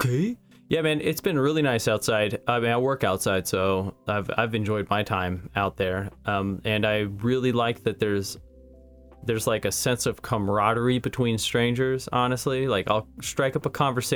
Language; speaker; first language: English; native; English